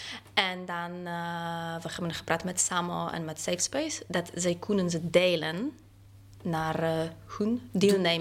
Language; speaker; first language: Dutch; non-native, fluent; Polish